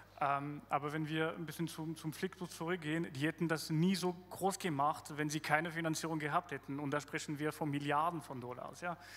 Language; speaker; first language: German; non-native, fluent; French